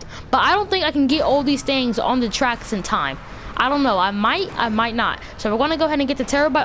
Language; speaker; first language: English; native; English